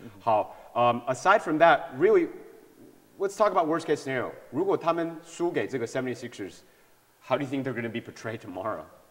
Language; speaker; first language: English; early bilingual, other home language; Chinese